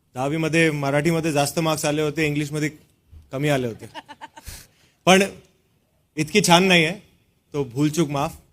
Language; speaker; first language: Marathi; non-native, local second language; Hindi